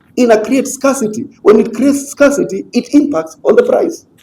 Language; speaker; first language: English; non-native, local second language; Swahili